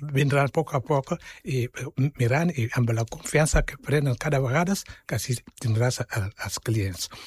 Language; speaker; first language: Catalan; non-native, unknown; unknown